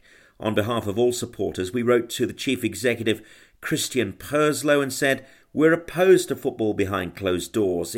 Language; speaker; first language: English; native; English